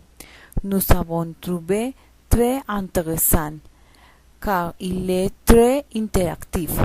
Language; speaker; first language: French; non-native, learner; Spanish